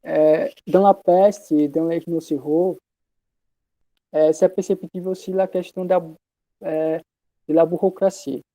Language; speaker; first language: French; non-native, learner; Portuguese